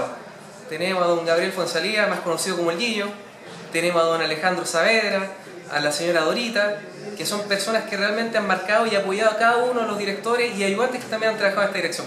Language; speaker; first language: Spanish; native; Spanish